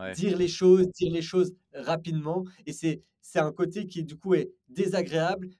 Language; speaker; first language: French; native; French